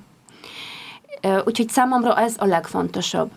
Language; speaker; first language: Hungarian; non-native, fluent; Polish